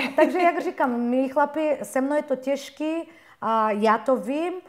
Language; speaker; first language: Czech; non-native, fluent; Bulgarian